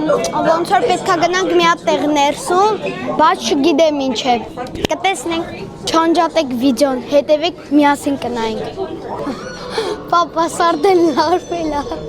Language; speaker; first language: Armenian; early bilingual, heritage; Armenian